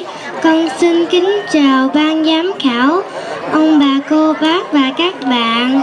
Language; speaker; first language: Vietnamese; early bilingual, heritage; Vietnamese